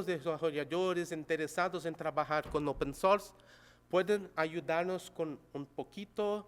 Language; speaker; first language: Spanish; non-native, local second language; Portuguese